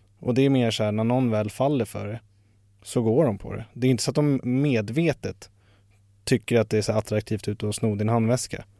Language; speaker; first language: Swedish; native; Swedish